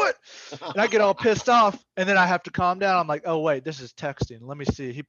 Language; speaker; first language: English; native; English